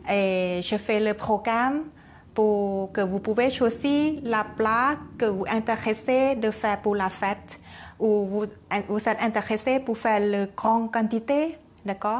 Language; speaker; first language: French; non-native, learner; Thai